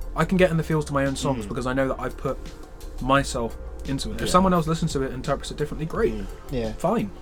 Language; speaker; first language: English; native; English